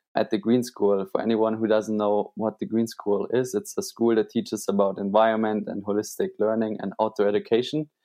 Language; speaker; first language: English; non-native, fluent; German